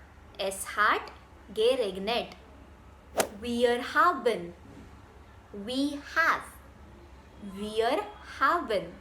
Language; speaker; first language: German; non-native, fluent; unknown